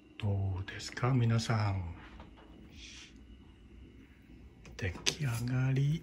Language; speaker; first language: Japanese; non-native, fluent; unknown